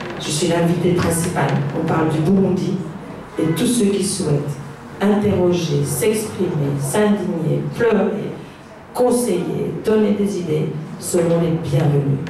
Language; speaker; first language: French; non-native, local second language; Rundi